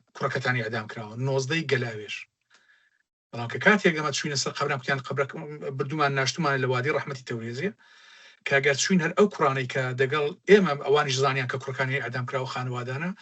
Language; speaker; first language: Central Kurdish; native; Central Kurdish